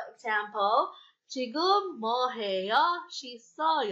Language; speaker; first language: Korean; non-native, fluent; Filipino